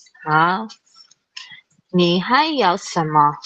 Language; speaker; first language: Chinese; non-native, learner; Filipino